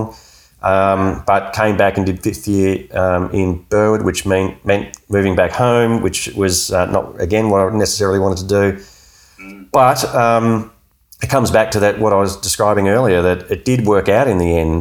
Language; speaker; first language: English; native; English